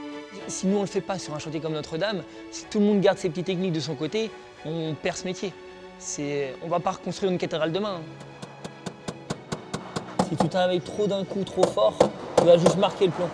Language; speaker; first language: French; native; French